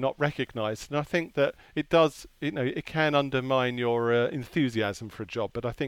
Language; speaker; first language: English; native; English